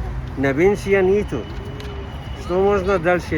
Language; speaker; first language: Russian; non-native, learner; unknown